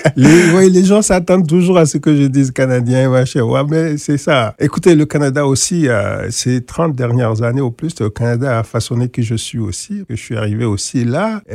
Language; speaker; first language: French; non-native, local second language; Wolof